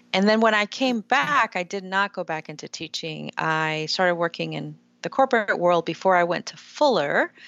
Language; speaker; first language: English; early bilingual, other home language; Spanish